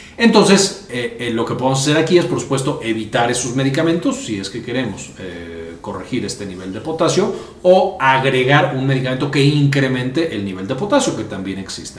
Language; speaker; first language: Spanish; native; Spanish